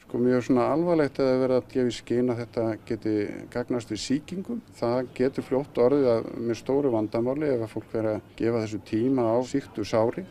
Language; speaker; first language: Icelandic; native; Icelandic